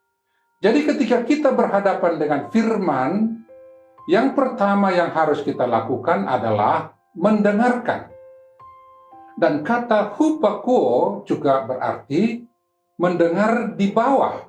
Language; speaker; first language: Malay; native; Malay